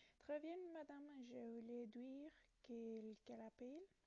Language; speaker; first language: French; non-native, learner; Italian